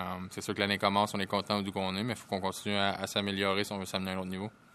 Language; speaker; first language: French; native; French